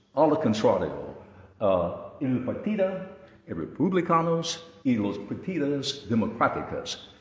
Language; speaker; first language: Spanish; non-native, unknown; English